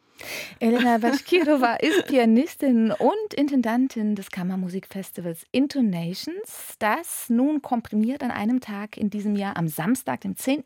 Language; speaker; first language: German; native; German